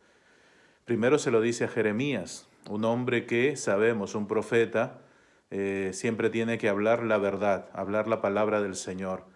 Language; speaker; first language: Spanish; native; Spanish